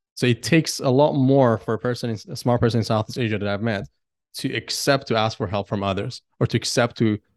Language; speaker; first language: English; non-native, fluent; Persian